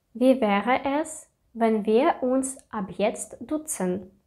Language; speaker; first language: German; non-native, fluent; Russian